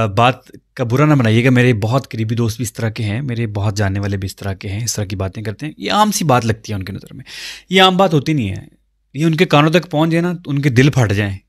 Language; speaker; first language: Urdu; non-native, local second language; Punjabi